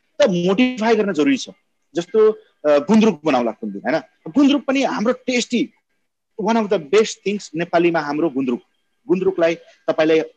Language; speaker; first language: Nepali; non-native, local second language; Maithili